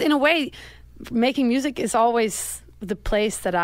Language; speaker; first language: English; non-native, fluent; Danish